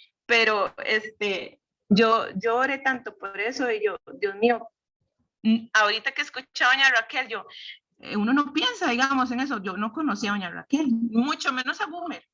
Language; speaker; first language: Spanish; native; Spanish